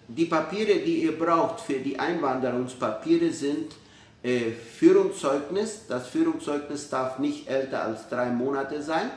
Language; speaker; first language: German; early bilingual, heritage; Spanish